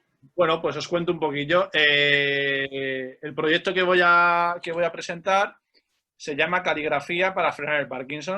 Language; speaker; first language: Spanish; native; Spanish